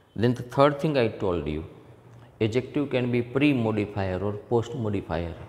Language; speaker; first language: English; non-native, local second language; Gujarati